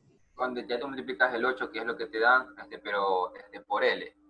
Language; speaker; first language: Spanish; native; Spanish